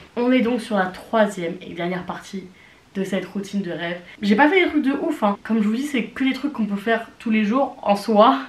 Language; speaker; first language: French; native; French